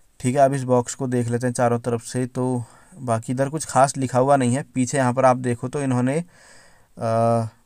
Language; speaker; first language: Hindi; native; Hindi